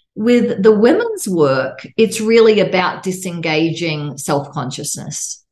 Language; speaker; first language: English; native; English